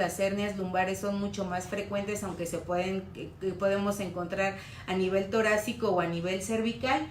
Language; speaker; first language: Spanish; native; Spanish